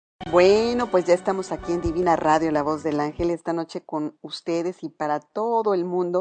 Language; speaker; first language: Spanish; native; Spanish